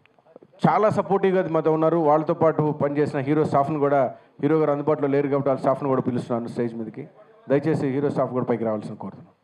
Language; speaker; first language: Telugu; native; Telugu